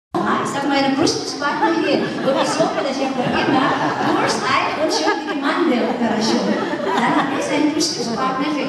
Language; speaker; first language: German; non-native, learner; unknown